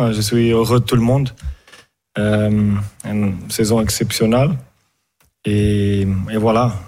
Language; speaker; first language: French; non-native, fluent; Portuguese